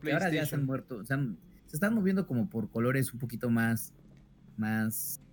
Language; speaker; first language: Spanish; native; Spanish